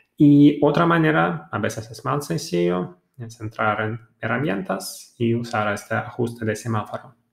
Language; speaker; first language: Spanish; non-native, fluent; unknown